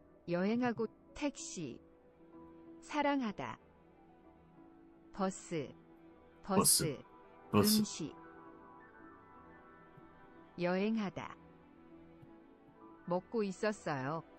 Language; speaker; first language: Korean; non-native, learner; English